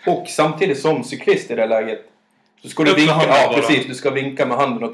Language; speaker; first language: Swedish; native; Swedish